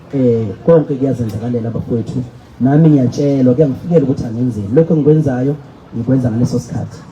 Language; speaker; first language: Zulu; native; Zulu